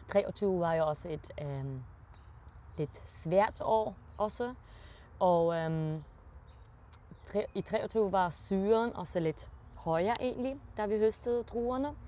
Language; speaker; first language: Danish; early bilingual, heritage; German